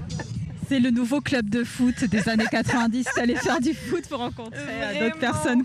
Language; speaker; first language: French; native; French